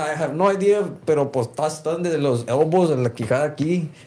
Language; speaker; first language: Spanish; early bilingual, heritage; Spanish